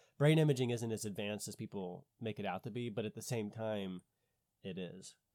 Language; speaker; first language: English; native; English